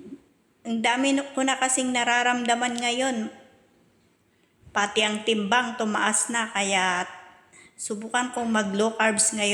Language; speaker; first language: Filipino; non-native, local second language; Cebuano